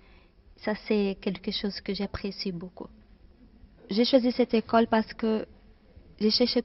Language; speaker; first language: French; non-native, fluent; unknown